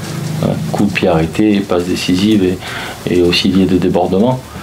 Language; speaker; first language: French; native; French